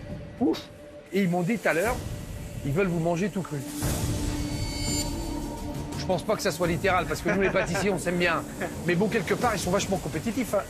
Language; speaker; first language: French; native; French